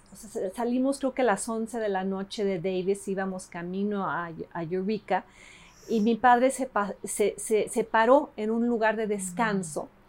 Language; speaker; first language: Spanish; early bilingual, other home language; English